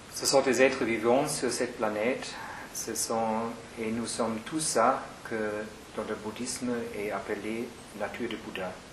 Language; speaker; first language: French; non-native, fluent; German